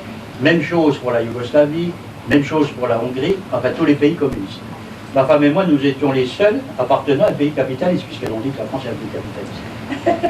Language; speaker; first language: French; native; French